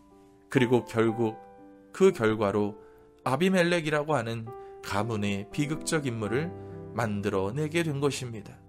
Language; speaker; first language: Korean; native; Korean